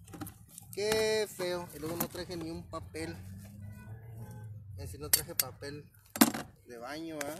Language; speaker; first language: Spanish; native; Spanish